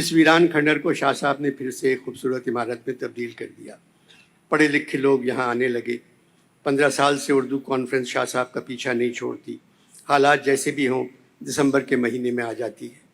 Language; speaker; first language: Urdu; native; Urdu